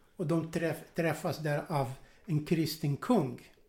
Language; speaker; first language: Swedish; non-native, fluent; Arabic